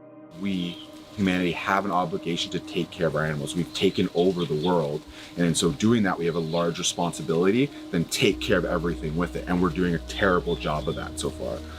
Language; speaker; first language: English; native; English